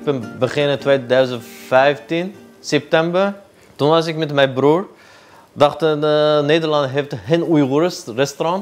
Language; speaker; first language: Dutch; non-native, local second language; Uyghur